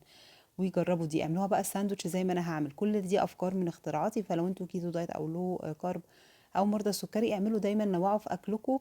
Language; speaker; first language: Arabic; native; Arabic